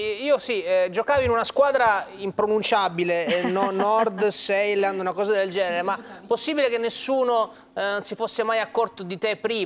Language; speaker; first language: Italian; native; Italian